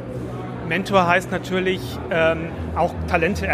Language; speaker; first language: German; native; German